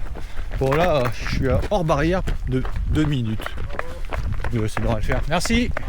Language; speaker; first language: French; native; French